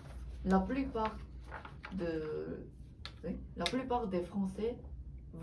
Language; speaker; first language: French; non-native, learner; Korean